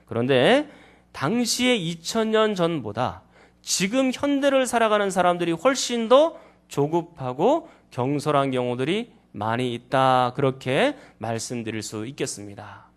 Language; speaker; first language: Korean; native; Korean